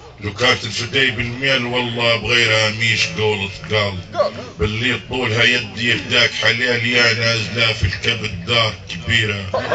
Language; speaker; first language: Arabic; native; Arabic